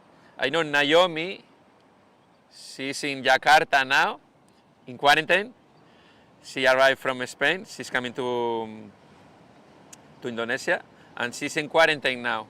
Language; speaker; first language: English; non-native, fluent; Spanish